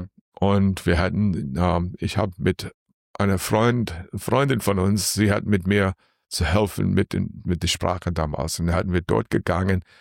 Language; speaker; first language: German; non-native, learner; English